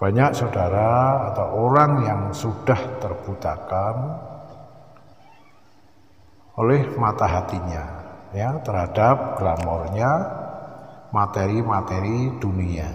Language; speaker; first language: Indonesian; native; Indonesian